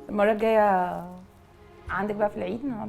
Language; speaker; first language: Arabic; native; Arabic